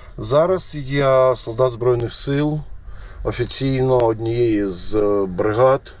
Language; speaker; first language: Ukrainian; non-native, local second language; Russian